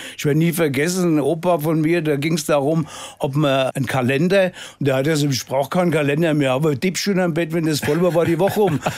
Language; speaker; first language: German; native; German